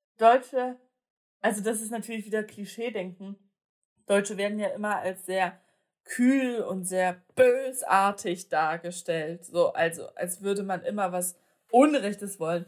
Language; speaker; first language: German; early bilingual, other home language; Polish